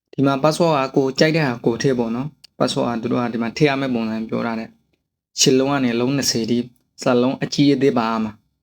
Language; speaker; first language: Burmese; native; Burmese